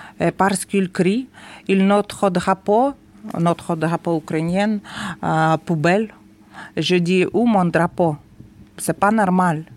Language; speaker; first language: French; non-native, learner; Ukrainian